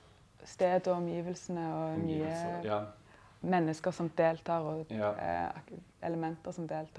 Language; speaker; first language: Norwegian; native; Norwegian